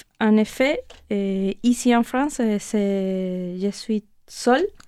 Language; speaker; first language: French; non-native, fluent; Spanish